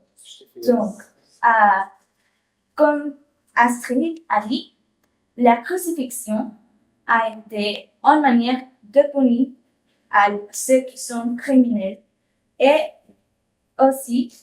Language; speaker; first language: French; non-native, learner; Spanish